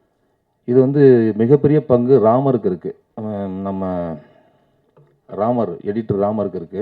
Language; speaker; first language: Tamil; native; Tamil